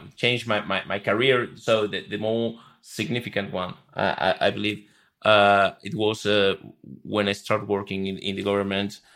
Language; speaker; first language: English; non-native, fluent; Spanish